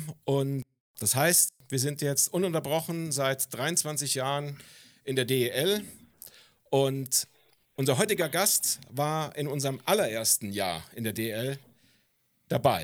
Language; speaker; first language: German; native; German